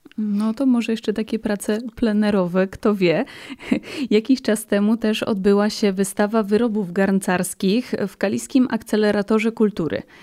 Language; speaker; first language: Polish; native; Polish